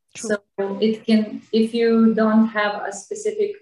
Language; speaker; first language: English; non-native, fluent; Bosnian